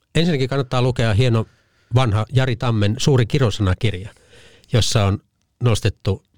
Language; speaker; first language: Finnish; native; Finnish